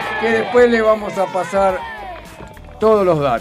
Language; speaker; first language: Spanish; native; Spanish